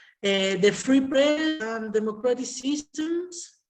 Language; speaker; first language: English; non-native, learner; Spanish